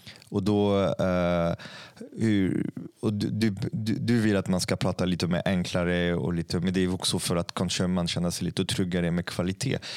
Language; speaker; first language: Swedish; non-native, fluent; French